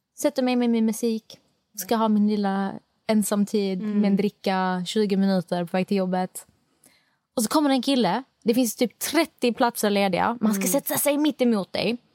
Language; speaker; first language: Swedish; native; Swedish